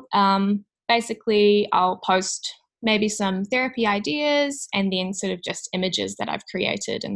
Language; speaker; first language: English; native; English